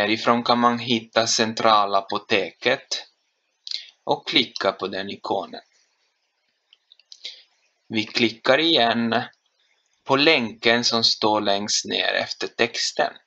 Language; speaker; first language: Swedish; non-native, fluent; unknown